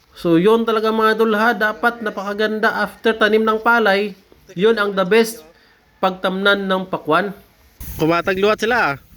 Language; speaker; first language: Filipino; non-native, local second language; Hiligaynon